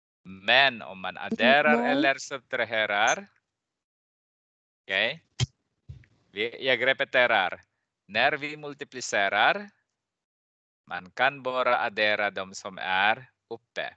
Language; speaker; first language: Swedish; non-native, fluent; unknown